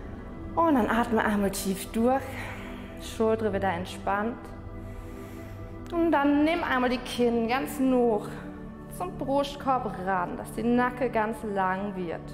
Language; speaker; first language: German; non-native, fluent; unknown